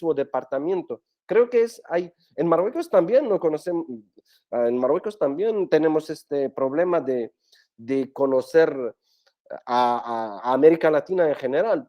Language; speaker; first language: Spanish; non-native, fluent; Arabic